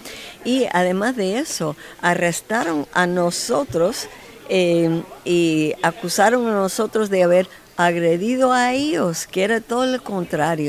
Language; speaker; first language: Spanish; non-native, fluent; English